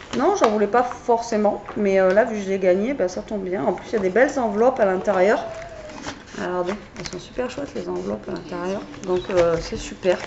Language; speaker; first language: French; native; French